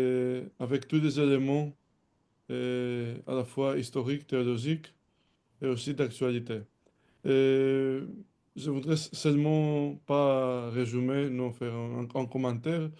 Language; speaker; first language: French; non-native, fluent; Greek